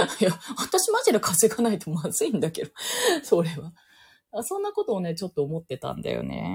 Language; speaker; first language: Japanese; native; Japanese